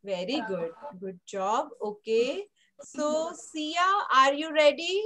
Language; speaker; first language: English; non-native, local second language; Hindi